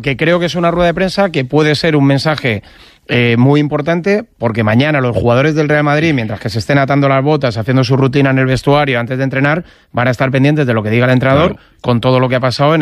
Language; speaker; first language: Spanish; native; Spanish